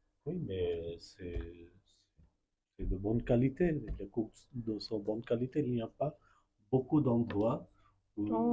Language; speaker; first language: French; non-native, fluent; Bangla